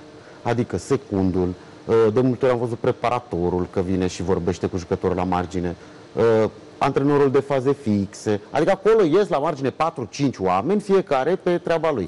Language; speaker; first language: Romanian; native; Romanian